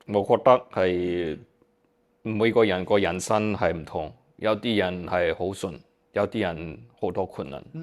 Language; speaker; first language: Cantonese; early bilingual, heritage; Cantonese